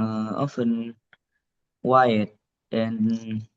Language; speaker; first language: English; non-native, learner; Vietnamese